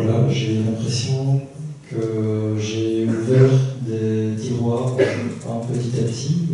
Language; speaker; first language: French; early bilingual, other home language; Korean